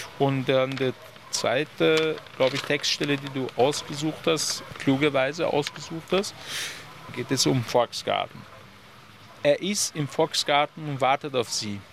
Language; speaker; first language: German; non-native, fluent; Persian